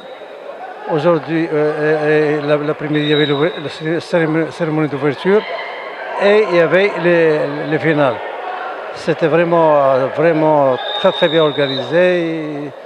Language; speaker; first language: French; non-native, local second language; Arabic